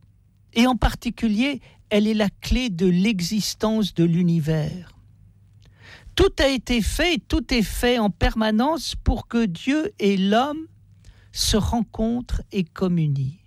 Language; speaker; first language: French; native; French